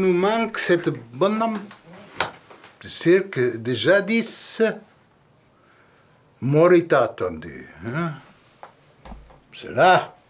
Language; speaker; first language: French; non-native, fluent; German